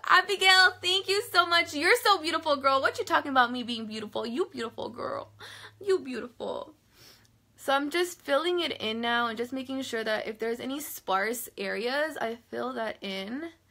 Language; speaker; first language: English; early bilingual, other home language; Spanish